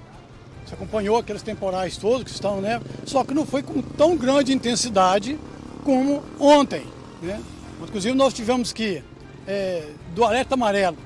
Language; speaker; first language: Portuguese; native; Portuguese